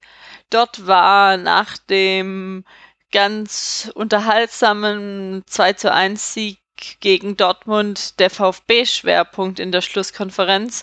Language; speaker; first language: German; native; German